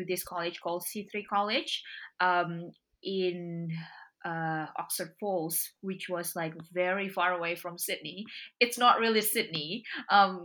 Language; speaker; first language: English; non-native, fluent; Indonesian